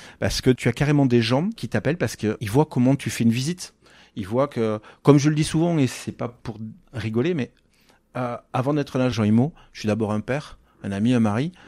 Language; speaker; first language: French; native; French